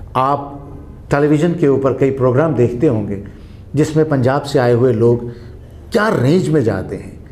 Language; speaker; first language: Hindi; native; Hindi